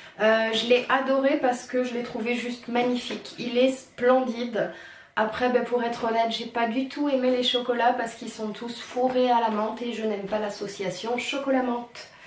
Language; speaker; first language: French; native; French